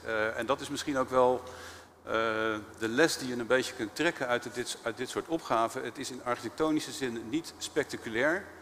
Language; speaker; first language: Dutch; native; Dutch